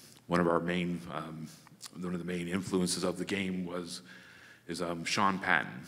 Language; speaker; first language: English; native; English